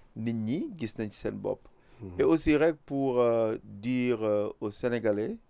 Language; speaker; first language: French; non-native, local second language; Wolof